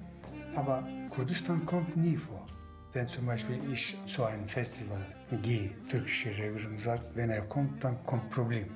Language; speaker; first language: German; non-native, fluent; Kurdish